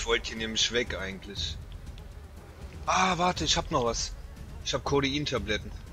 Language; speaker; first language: German; native; German